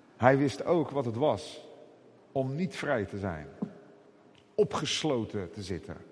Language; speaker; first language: Dutch; native; Dutch